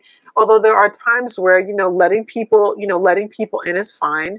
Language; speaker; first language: English; native; English